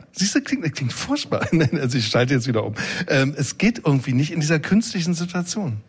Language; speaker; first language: German; native; German